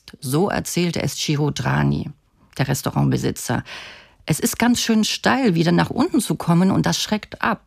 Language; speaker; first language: German; native; German